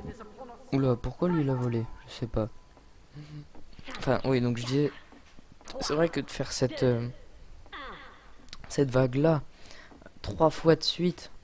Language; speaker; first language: French; native; French